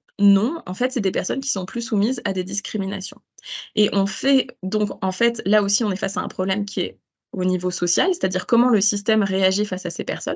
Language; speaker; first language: French; native; French